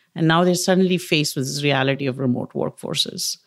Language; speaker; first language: English; non-native, local second language; Tamil